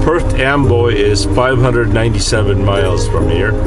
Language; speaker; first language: English; native; English